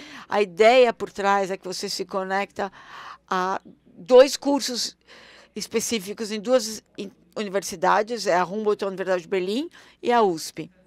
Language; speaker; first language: Portuguese; non-native, fluent; German